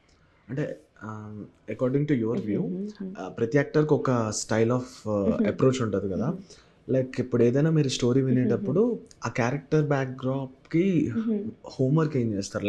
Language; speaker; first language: Telugu; native; Telugu